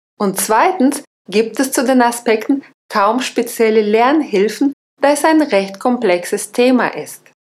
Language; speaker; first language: German; non-native, fluent; Russian